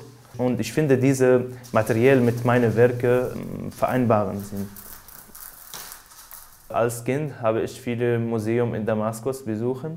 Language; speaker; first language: German; non-native, learner; Arabic